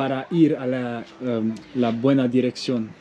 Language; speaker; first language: Spanish; non-native, learner; French